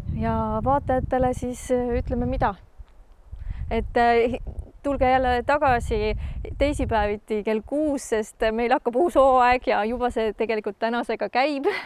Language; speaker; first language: Estonian; native; Estonian